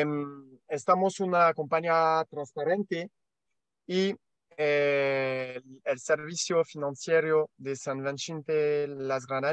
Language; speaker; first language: Spanish; non-native, learner; French